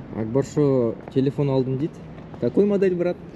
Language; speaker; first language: Russian; non-native, local second language; Kazakh